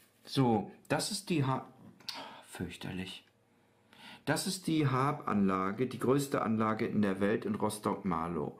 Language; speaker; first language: German; native; German